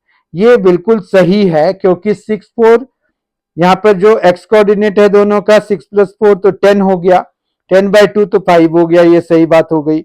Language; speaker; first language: Hindi; native; Hindi